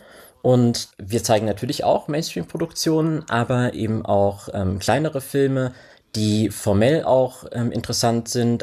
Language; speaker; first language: German; native; German